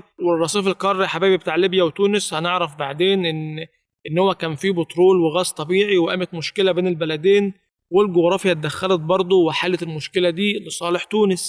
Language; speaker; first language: Arabic; native; Arabic